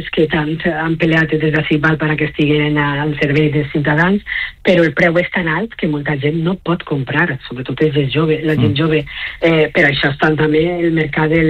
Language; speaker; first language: Catalan; native; Catalan